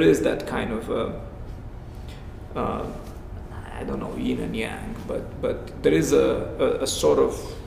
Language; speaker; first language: English; non-native, fluent; Romanian